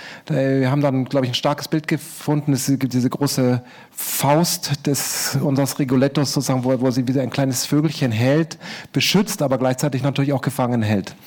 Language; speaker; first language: German; native; German